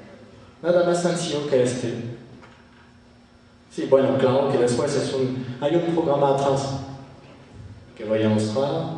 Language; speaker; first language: Spanish; non-native, fluent; French